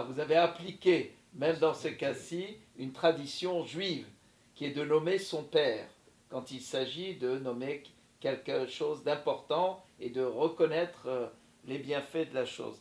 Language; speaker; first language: French; native; French